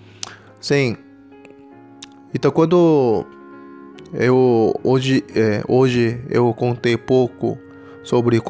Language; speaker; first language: Portuguese; non-native, learner; Korean